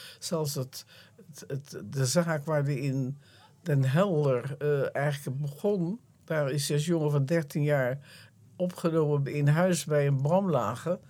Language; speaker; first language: Dutch; native; Dutch